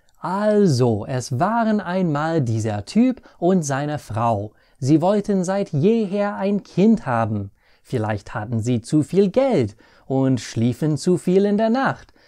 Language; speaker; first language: German; non-native, fluent; English